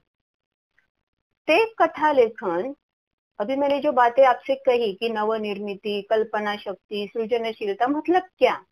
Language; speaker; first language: Hindi; non-native, local second language; Marathi